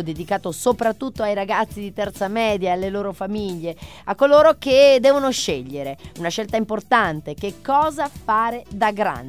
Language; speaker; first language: Italian; native; Italian